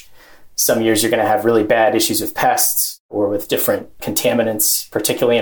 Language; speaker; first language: English; native; English